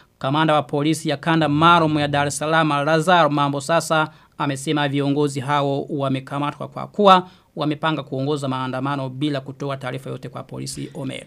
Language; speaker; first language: Swahili; non-native, local second language; Rundi